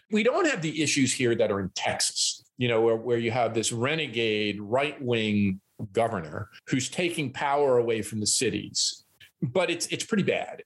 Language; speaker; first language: English; native; English